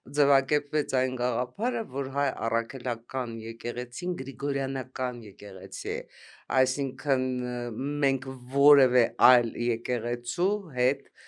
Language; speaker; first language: Armenian; native; Armenian